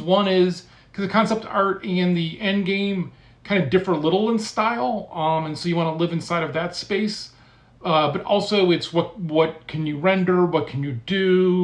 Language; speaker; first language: English; native; English